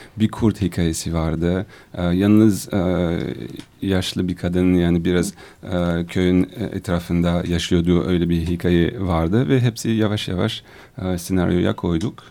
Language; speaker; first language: Turkish; non-native, learner; French